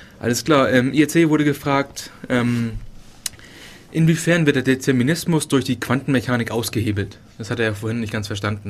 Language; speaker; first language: German; native; German